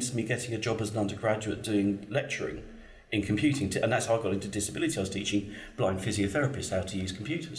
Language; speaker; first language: English; native; English